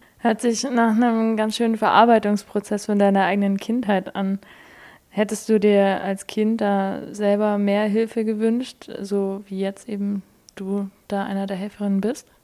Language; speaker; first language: German; native; German